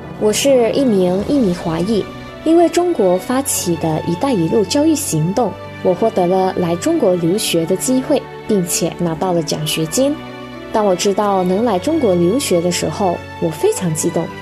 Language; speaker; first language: Chinese; non-native, fluent; Indonesian